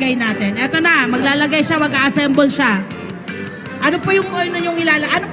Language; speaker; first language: Filipino; native; Filipino